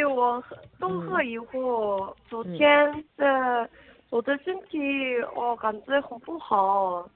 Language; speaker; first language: Chinese; non-native, learner; Korean